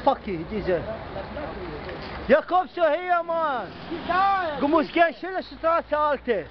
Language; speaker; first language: German; non-native, learner; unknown